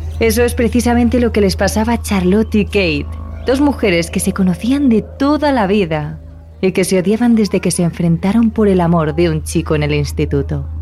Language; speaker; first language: Spanish; native; Spanish